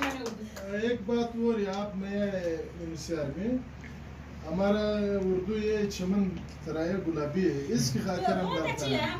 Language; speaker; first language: Hindi; non-native, learner; Pashto